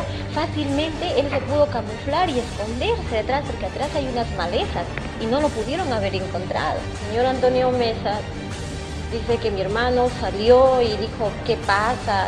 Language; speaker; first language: Spanish; native; Spanish